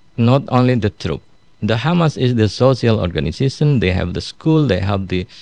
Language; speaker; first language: English; non-native, fluent; Indonesian